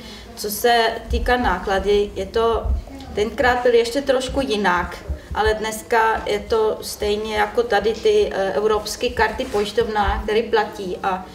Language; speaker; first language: Czech; non-native, learner; German